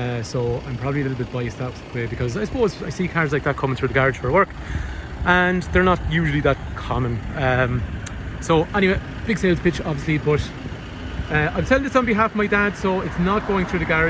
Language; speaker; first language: English; native; English